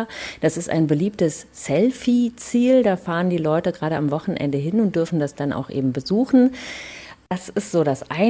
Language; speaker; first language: German; native; German